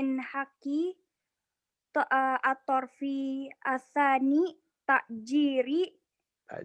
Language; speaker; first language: Arabic; non-native, learner; Indonesian